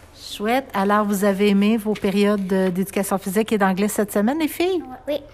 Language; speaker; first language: French; native; French